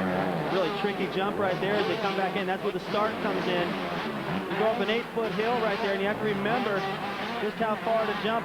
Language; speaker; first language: English; native; English